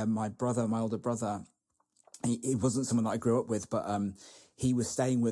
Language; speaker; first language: English; native; English